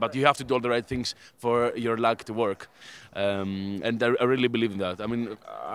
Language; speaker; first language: English; non-native, fluent; Greek